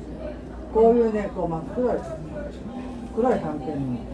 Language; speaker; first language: Japanese; native; Japanese